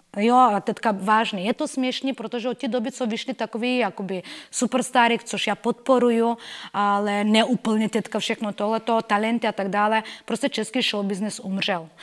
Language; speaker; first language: Czech; non-native, fluent; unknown